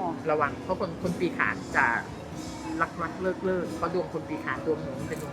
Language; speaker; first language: Thai; native; Thai